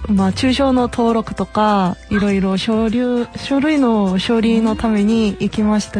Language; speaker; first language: Japanese; non-native, fluent; Korean